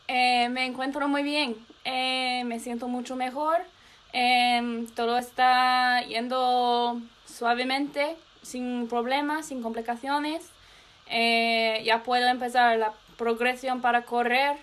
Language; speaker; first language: Spanish; non-native, learner; English